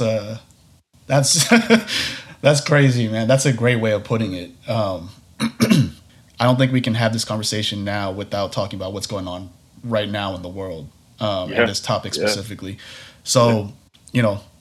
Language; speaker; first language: English; native; English